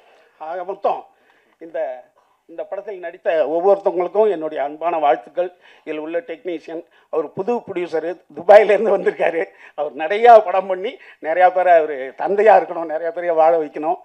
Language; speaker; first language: Tamil; native; Tamil